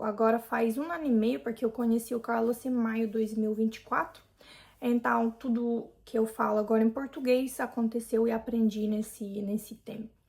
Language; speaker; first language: Portuguese; non-native, fluent; Hungarian